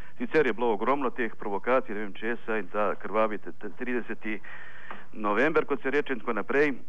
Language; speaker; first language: Slovenian; non-native, fluent; Ukrainian